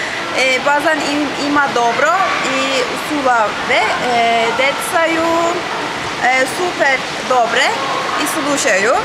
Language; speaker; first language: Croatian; non-native, learner; Turkish